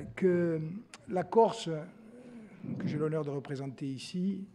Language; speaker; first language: French; native; French